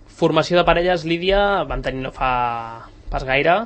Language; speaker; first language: Catalan; native; Catalan